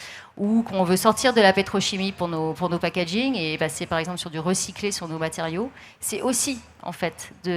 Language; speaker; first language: French; native; French